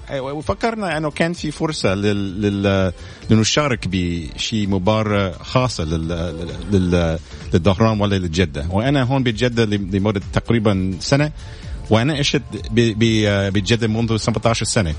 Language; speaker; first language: Arabic; non-native, fluent; English